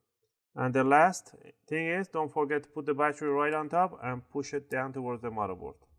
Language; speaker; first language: English; non-native, fluent; Spanish